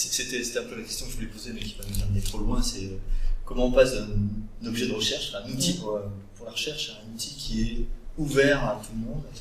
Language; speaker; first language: French; native; French